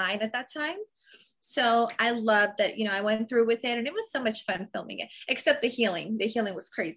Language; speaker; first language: English; non-native, fluent; Serbian